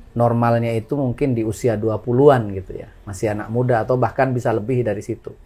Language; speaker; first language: Indonesian; non-native, local second language; Madurese